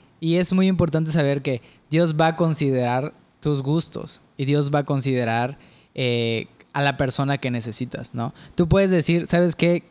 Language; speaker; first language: Spanish; native; Spanish